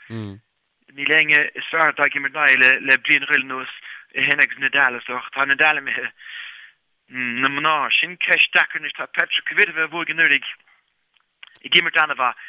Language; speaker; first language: Irish; native; Irish